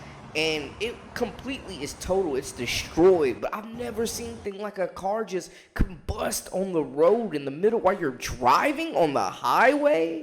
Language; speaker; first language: English; native; English